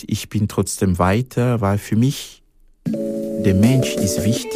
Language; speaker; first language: German; non-native, fluent; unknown